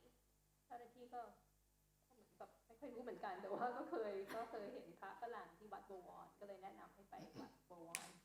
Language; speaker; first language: Thai; native; Thai